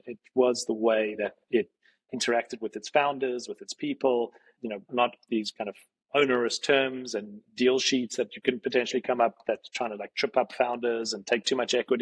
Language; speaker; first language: English; native; English